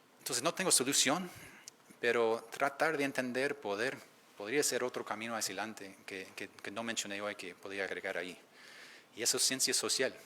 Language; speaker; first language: Spanish; non-native, fluent; English